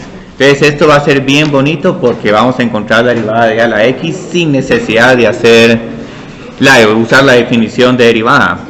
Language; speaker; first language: Spanish; native; Spanish